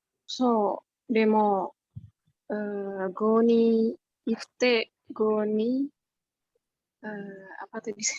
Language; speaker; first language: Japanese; non-native, learner; Indonesian